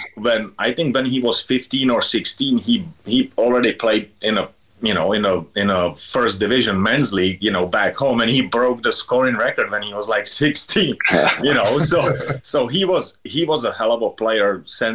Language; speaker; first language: English; non-native, fluent; Czech